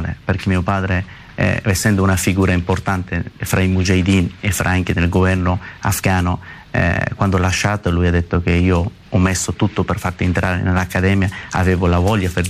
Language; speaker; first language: Italian; non-native, learner; Persian